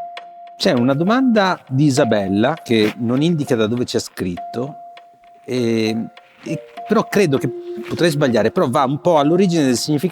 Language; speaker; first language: Italian; native; Italian